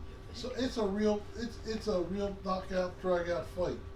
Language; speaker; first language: English; native; English